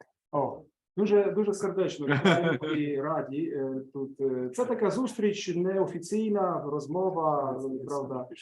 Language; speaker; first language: Ukrainian; native; Ukrainian